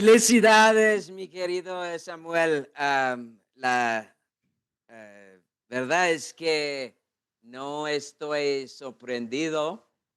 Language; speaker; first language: Spanish; non-native, learner; English